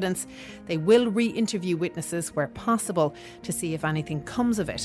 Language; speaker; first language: English; native; English